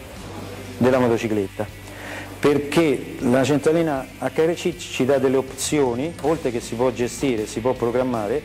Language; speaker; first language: Italian; native; Italian